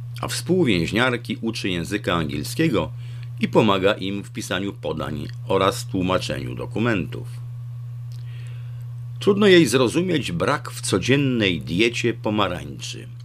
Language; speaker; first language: Polish; native; Polish